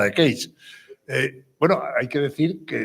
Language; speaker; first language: Spanish; native; Spanish